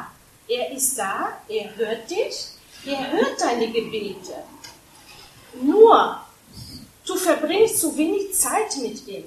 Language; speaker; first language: German; non-native, fluent; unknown